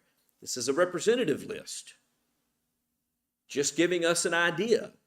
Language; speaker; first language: English; native; English